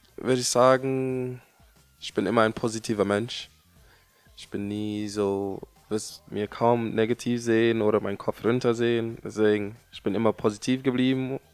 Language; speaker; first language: German; non-native, learner; English